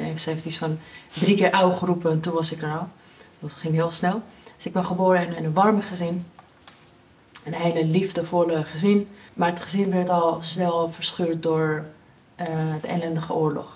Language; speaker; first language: Dutch; early bilingual, other home language; Persian